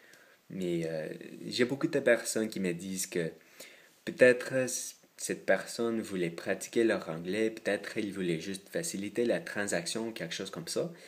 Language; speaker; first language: French; non-native, fluent; English